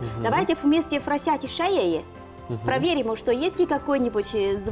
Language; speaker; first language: Russian; non-native, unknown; Chinese